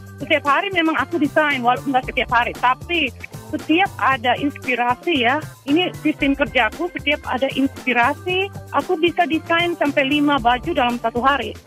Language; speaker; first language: Indonesian; native; Indonesian